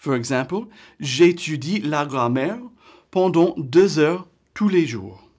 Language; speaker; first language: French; non-native, fluent; English